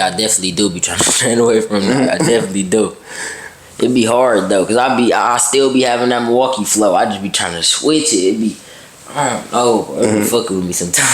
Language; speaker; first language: English; native; English